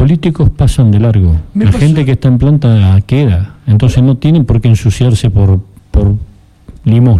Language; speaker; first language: Spanish; native; Spanish